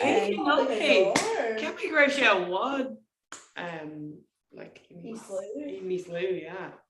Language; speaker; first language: Irish; non-native, local second language; English